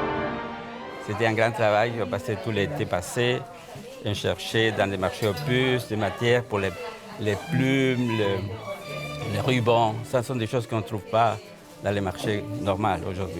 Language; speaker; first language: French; non-native, fluent; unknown